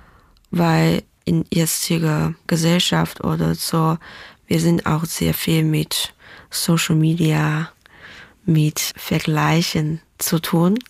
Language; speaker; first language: German; non-native, fluent; Chinese